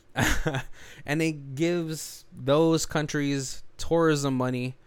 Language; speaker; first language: English; native; English